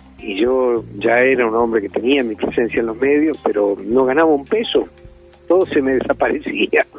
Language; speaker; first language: Spanish; native; Spanish